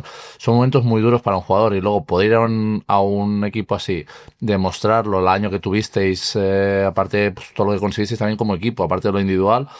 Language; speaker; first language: Spanish; native; Spanish